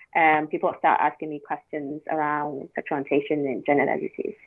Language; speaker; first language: English; non-native, local second language; Cantonese